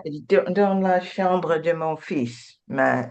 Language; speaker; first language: French; non-native, learner; English